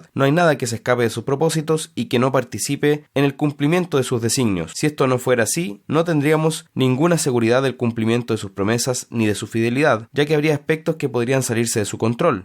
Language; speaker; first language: Spanish; native; Spanish